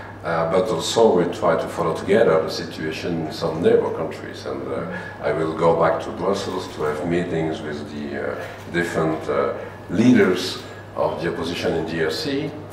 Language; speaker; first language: English; non-native, fluent; French